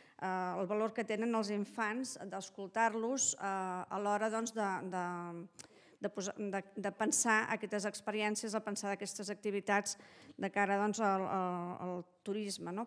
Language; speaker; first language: Catalan; native; Catalan